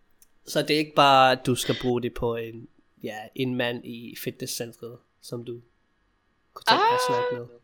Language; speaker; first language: Danish; non-native, fluent; English